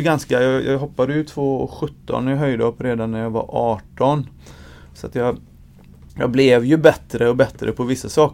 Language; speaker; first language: Swedish; native; Swedish